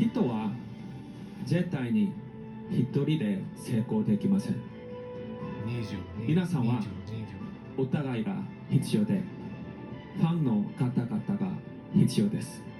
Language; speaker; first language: Japanese; non-native, fluent; Korean